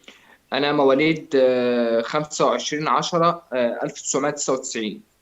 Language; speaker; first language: Arabic; native; Arabic